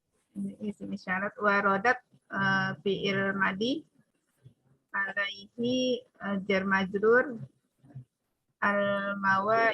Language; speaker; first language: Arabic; non-native, learner; Indonesian